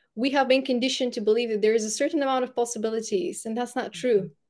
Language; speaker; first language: English; non-native, fluent; Bulgarian